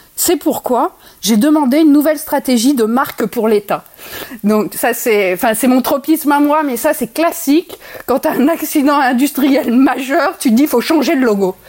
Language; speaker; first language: French; native; French